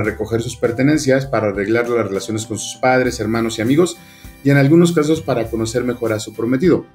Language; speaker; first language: Spanish; native; Spanish